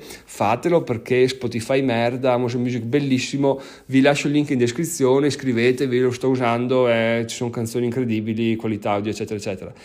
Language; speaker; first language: Italian; native; Italian